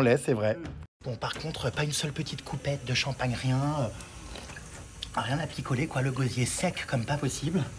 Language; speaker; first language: French; native; French